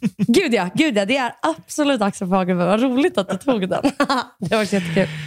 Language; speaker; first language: Swedish; early bilingual, other home language; Russian